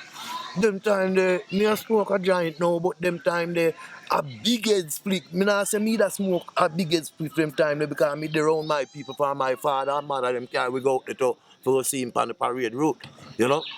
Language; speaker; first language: English; native; English